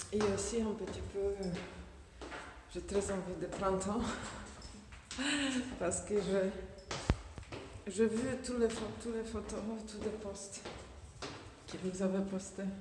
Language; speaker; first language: French; non-native, fluent; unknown